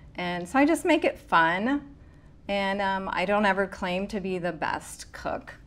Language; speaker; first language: English; native; English